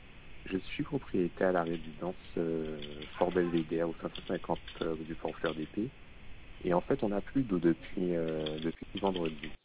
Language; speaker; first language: French; native; French